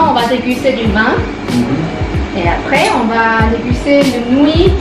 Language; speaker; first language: French; non-native, learner; Chinese